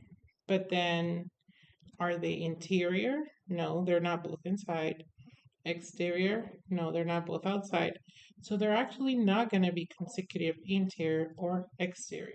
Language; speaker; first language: English; native; English